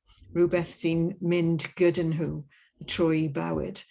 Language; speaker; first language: Welsh; non-native, learner; English